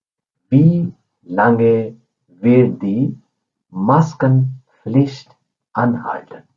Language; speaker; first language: German; non-native, fluent; Urdu